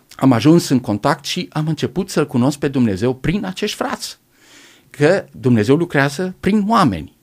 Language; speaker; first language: Romanian; non-native, local second language; German